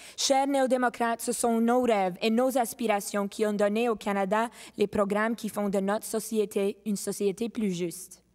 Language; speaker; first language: French; non-native, local second language; English